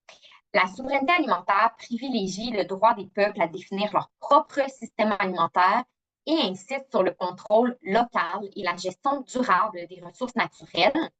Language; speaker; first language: French; native; French